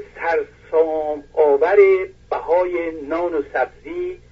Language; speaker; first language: Persian; non-native, local second language; Azerbaijani